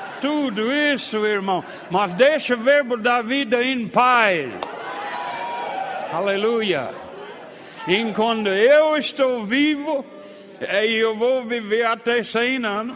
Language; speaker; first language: Portuguese; non-native, fluent; English